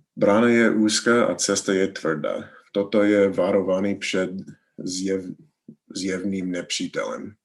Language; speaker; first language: Czech; non-native, learner; English